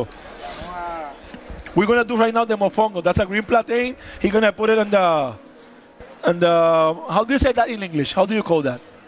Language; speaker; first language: English; non-native, learner; Spanish